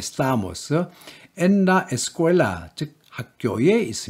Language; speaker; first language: Spanish; non-native, learner; Korean